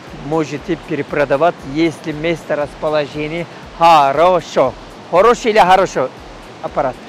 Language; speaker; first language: Russian; non-native, learner; Turkish